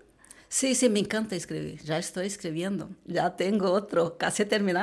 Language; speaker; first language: Spanish; non-native, fluent; Portuguese